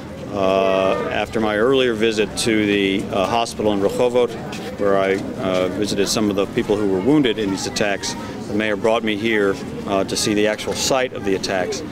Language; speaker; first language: English; native; English